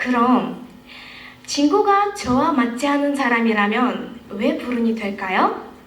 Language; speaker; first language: Korean; non-native, fluent; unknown